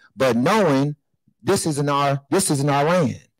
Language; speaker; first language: English; native; English